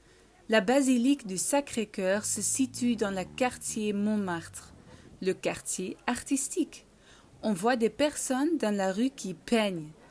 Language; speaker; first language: French; non-native, learner; Dutch